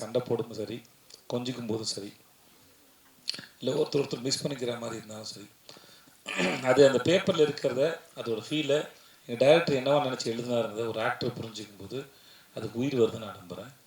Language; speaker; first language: Tamil; native; Tamil